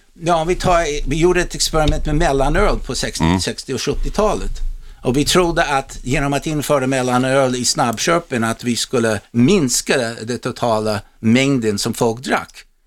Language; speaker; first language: Swedish; non-native, fluent; English